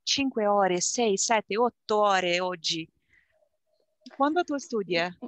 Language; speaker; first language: Italian; non-native, learner; Portuguese